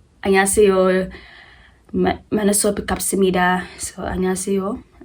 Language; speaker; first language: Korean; non-native, learner; English